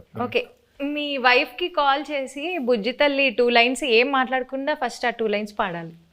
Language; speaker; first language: Telugu; native; Telugu